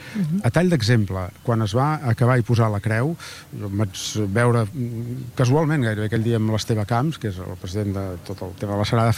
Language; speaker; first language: Catalan; native; Catalan